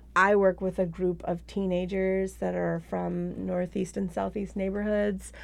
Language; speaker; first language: English; native; English